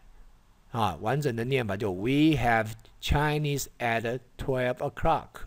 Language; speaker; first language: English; non-native, fluent; Chinese